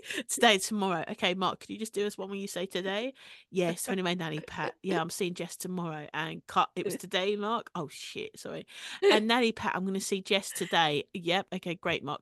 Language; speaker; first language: English; native; English